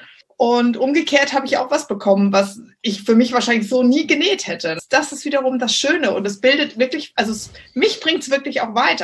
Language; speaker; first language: German; native; German